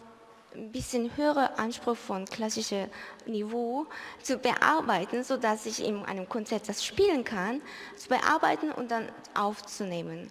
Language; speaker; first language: German; early bilingual, other home language; Korean